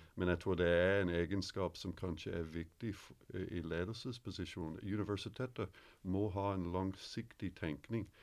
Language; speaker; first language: Norwegian; non-native, fluent; English